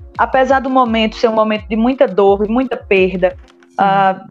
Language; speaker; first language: Portuguese; native; Portuguese